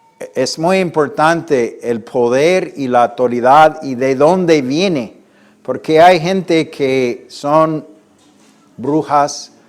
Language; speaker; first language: Spanish; non-native, fluent; English